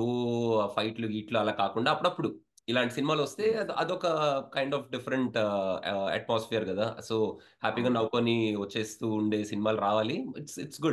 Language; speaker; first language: Telugu; native; Telugu